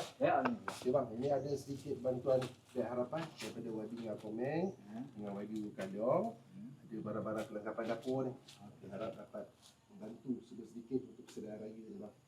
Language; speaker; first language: Malay; native; Malay